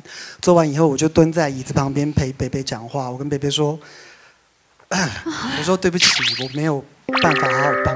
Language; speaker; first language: Chinese; native; Chinese